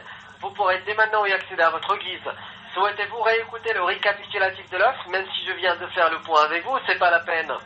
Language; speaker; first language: French; native; French